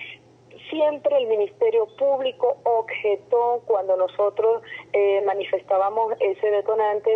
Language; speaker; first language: Spanish; native; Spanish